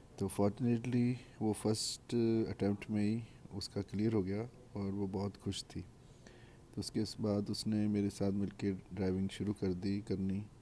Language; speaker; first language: Hindi; native; Hindi